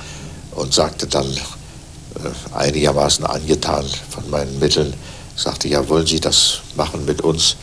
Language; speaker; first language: German; native; German